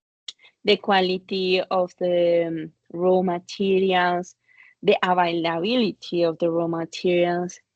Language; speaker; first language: English; non-native, fluent; Spanish